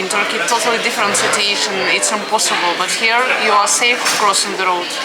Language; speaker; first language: English; non-native, fluent; Russian